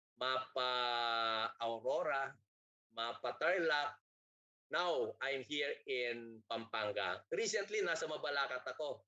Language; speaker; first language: Filipino; non-native, local second language; Iloko